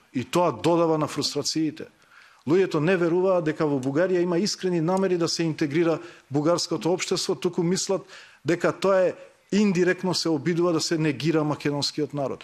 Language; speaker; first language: Macedonian; non-native, local second language; Albanian